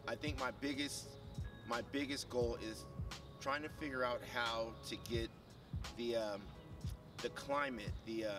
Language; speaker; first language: English; native; English